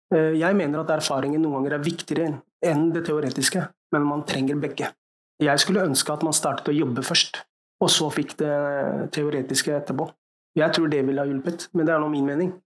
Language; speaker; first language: Norwegian; early bilingual, other home language; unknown